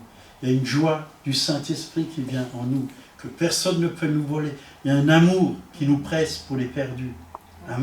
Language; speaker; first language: French; native; French